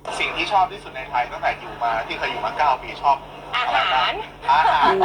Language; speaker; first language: Thai; non-native, fluent; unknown